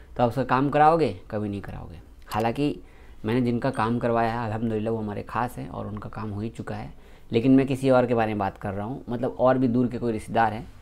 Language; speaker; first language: Hindi; native; Hindi